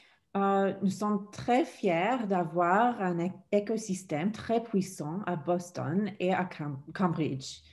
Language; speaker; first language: French; non-native, fluent; English